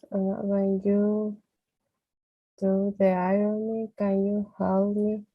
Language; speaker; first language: English; non-native, learner; Portuguese